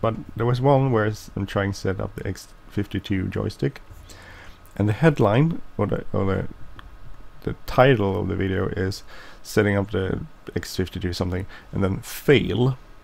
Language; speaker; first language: English; non-native, fluent; Swedish